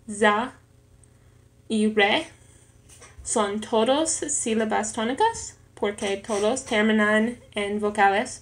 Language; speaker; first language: Spanish; non-native, learner; English